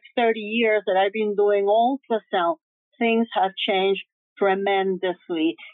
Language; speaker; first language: English; early bilingual, other home language; Spanish